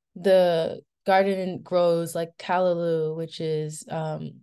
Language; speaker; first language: English; native; English